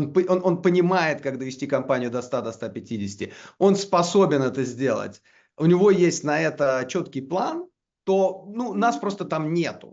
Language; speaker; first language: Russian; native; Russian